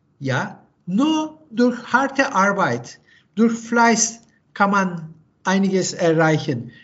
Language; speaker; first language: German; non-native, fluent; Turkish